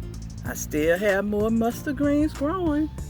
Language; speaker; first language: English; native; English